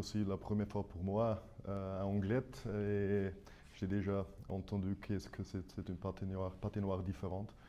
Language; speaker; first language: French; non-native, fluent; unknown